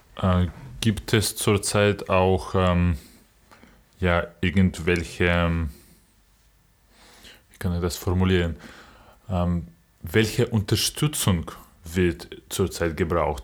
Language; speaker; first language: German; non-native, fluent; Ukrainian